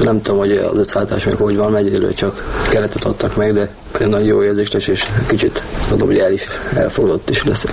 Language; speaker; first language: Hungarian; native; Hungarian